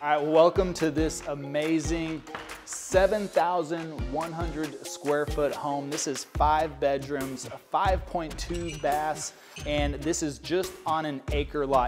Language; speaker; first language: English; native; English